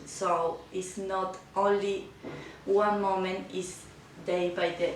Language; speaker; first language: English; non-native, learner; Spanish